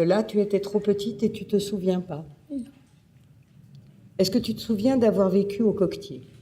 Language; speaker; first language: French; native; French